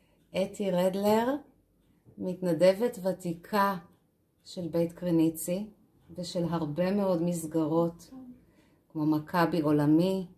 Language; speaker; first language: Hebrew; native; Hebrew